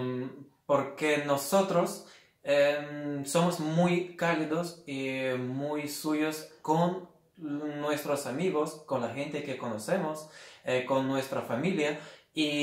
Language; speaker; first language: Spanish; non-native, fluent; Lithuanian